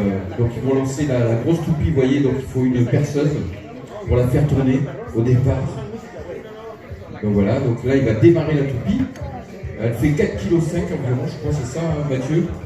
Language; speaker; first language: French; native; French